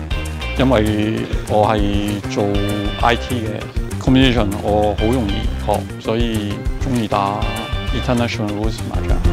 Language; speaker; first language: Cantonese; non-native, fluent; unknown